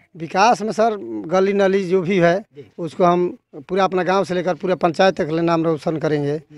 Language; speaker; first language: Hindi; native; Hindi